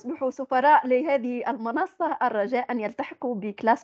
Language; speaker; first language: Arabic; native; Arabic